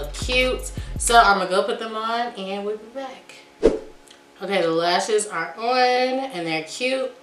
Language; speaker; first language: English; native; English